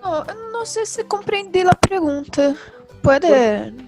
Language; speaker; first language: Spanish; non-native, learner; Portuguese